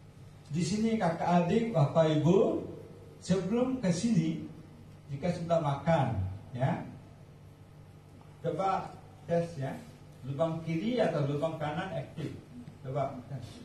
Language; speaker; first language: Indonesian; non-native, fluent; Bangla